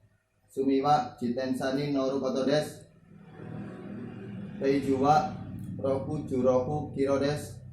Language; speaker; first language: Japanese; non-native, learner; Indonesian